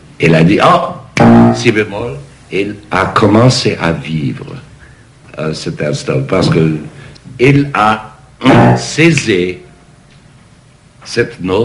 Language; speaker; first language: French; non-native, fluent; English